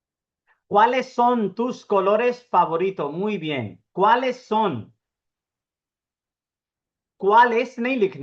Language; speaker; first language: Spanish; non-native, fluent; Urdu